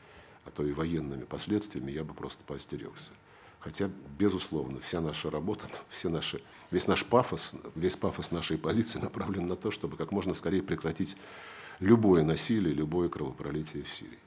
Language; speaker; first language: Russian; native; Russian